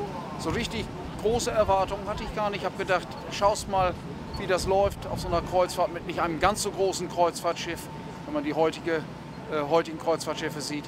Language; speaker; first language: German; native; German